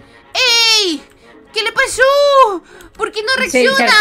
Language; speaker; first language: Spanish; native; Spanish